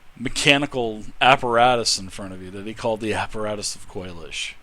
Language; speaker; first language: English; native; English